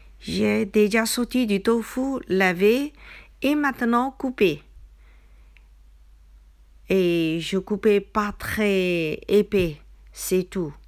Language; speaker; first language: French; non-native, learner; Chinese